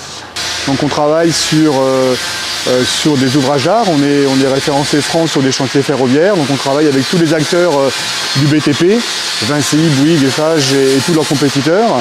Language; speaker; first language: French; native; French